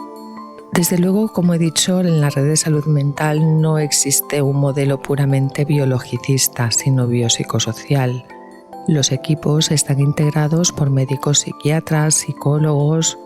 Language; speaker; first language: Spanish; native; Spanish